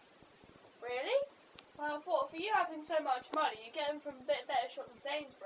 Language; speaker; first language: English; native; English